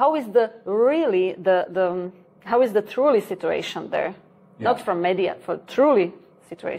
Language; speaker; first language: English; non-native, learner; Slovak